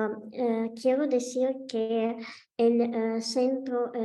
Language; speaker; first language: Spanish; non-native, fluent; Ukrainian